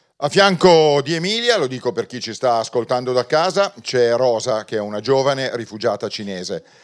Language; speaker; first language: Italian; native; Italian